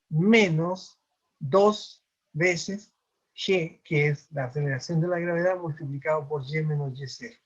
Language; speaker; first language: Spanish; native; Spanish